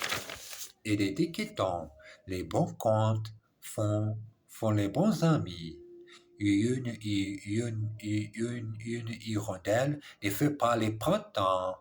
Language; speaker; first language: French; non-native, learner; English